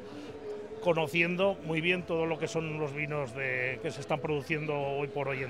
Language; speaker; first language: Spanish; native; Spanish